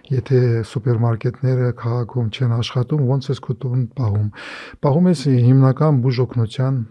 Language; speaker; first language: Armenian; native; Armenian